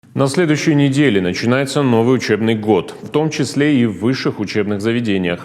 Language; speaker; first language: Russian; native; Russian